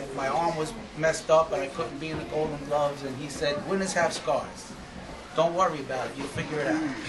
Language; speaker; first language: English; native; English